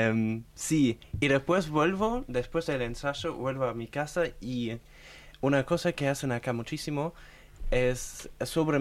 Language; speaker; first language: Spanish; non-native, fluent; German